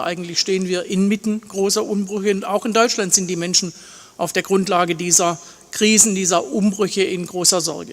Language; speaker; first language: German; native; German